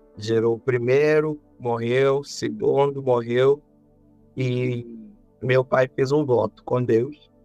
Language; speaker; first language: Portuguese; non-native, fluent; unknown